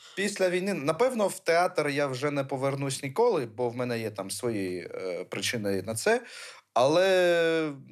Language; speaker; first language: Ukrainian; early bilingual, other home language; Armenian